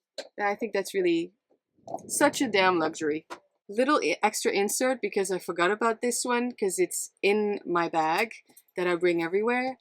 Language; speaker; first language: English; non-native, fluent; Dutch